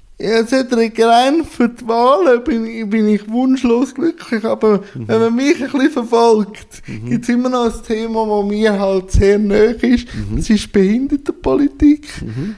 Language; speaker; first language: German; native; German